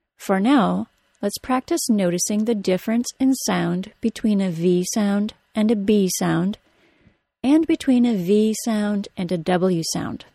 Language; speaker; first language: English; native; English